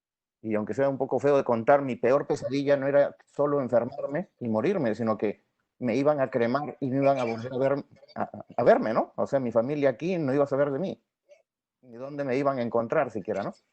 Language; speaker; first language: Spanish; native; Spanish